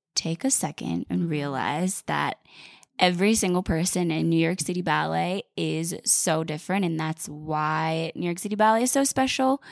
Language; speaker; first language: English; native; English